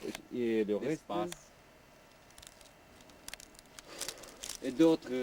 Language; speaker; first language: French; non-native, learner; Romanian